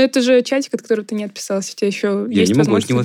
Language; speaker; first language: Russian; native; Russian